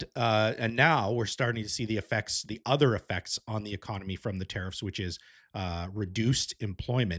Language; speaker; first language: English; native; English